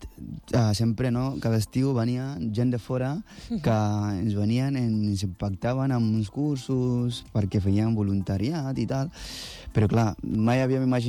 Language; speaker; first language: Catalan; non-native, fluent; Akan